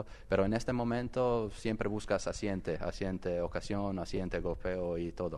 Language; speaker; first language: Spanish; non-native, learner; Croatian